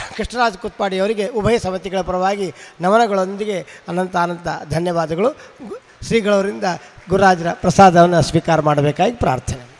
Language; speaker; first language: Kannada; native; Kannada